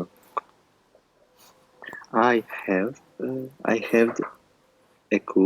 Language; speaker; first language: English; non-native, learner; Russian